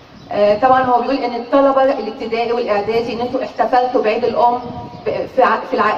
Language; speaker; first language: Arabic; native; Arabic